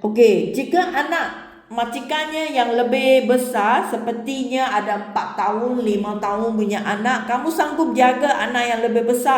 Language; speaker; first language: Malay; non-native, local second language; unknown